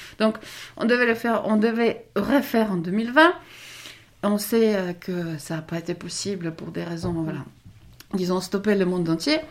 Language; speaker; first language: French; non-native, fluent; Polish